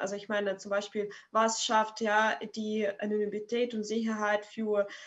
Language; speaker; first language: German; non-native, fluent; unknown